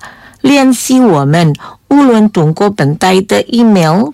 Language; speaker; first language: Chinese; native; Chinese